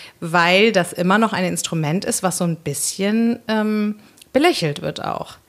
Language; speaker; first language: German; native; German